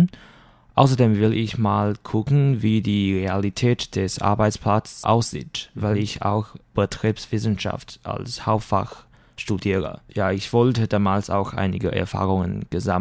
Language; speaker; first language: German; non-native, learner; Chinese